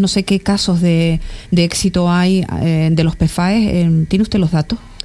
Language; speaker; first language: Spanish; native; Spanish